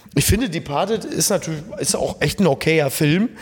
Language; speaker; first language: German; native; German